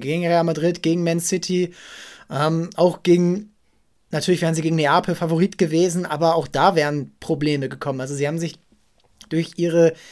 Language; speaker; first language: German; native; German